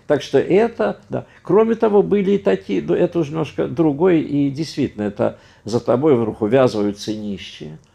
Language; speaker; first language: Russian; native; Russian